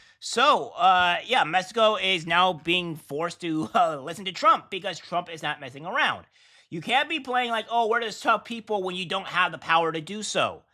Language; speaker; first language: English; native; English